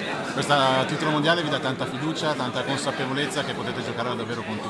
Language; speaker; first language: Italian; native; Italian